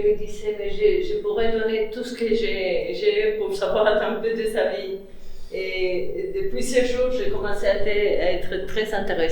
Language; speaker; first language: French; non-native, fluent; Spanish